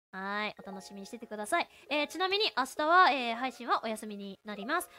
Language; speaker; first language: Japanese; native; Japanese